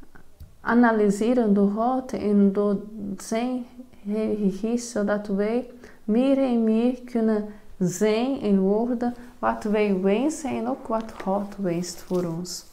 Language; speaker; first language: Dutch; non-native, fluent; Portuguese